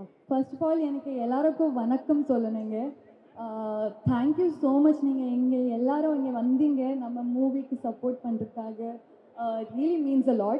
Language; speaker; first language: Tamil; non-native, learner; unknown